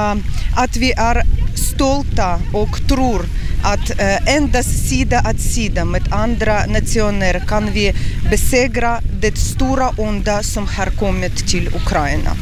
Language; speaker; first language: Swedish; non-native, learner; Ukrainian